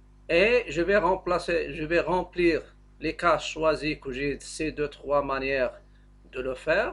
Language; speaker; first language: French; non-native, local second language; Arabic